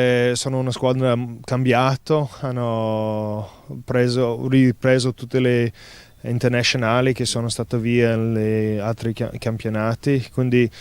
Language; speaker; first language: Italian; non-native, fluent; English